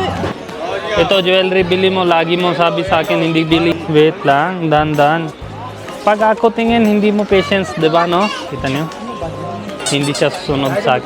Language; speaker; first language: Filipino; non-native, learner; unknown